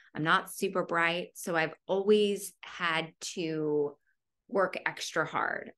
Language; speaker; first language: English; native; English